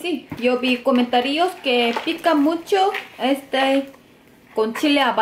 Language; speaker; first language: Spanish; non-native, fluent; Korean